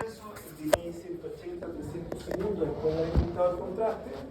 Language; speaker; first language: Spanish; native; Spanish